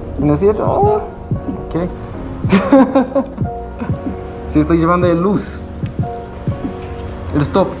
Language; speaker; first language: Spanish; non-native, learner; English